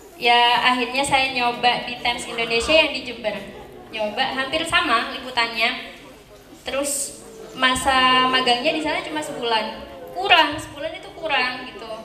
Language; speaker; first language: Indonesian; native; Indonesian